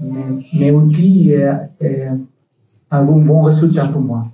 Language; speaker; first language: French; non-native, learner; Spanish